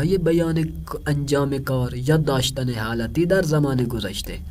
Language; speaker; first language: Persian; non-native, fluent; Urdu